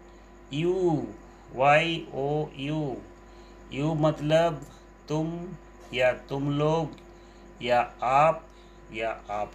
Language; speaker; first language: Hindi; non-native, local second language; Bangla